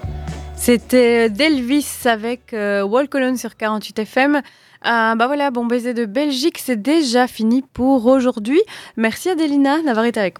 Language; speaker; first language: French; native; French